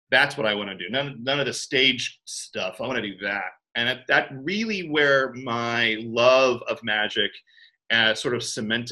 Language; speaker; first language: English; native; English